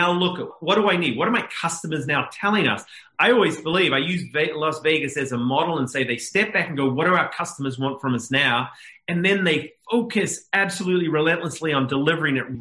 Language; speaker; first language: English; native; English